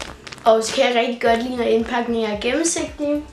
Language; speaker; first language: Danish; native; Danish